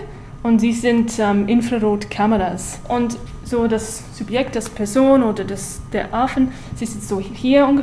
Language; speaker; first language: German; non-native, learner; English